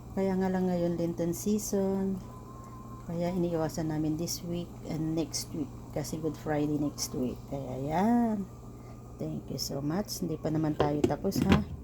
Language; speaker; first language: Filipino; non-native, local second language; Iloko